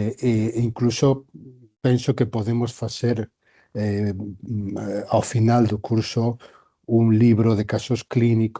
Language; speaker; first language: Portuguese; non-native, learner; Galician